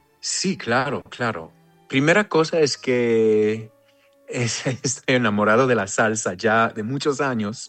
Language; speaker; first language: Spanish; non-native, fluent; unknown